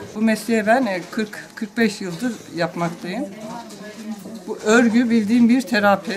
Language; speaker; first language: Turkish; native; Turkish